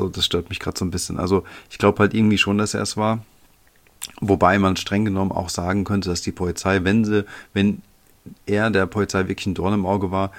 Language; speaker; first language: German; native; German